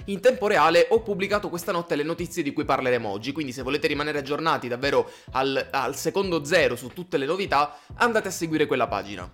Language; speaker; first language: Italian; native; Italian